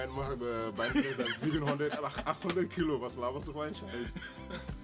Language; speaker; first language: German; non-native, learner; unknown